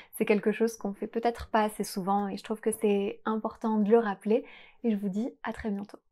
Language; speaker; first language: French; native; French